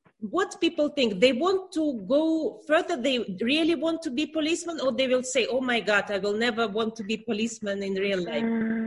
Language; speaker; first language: English; non-native, learner; Russian